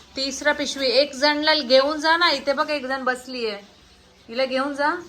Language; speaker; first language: Marathi; native; Marathi